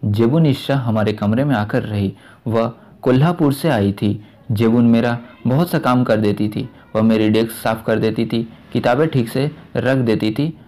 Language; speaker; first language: Hindi; native; Hindi